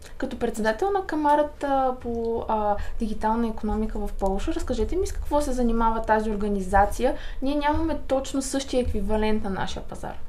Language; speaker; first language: Bulgarian; native; Bulgarian